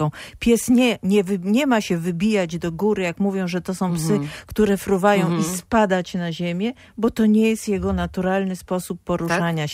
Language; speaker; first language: Polish; native; Polish